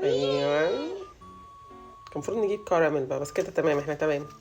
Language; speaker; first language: Arabic; native; Arabic